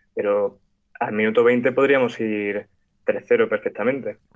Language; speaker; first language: Spanish; native; Spanish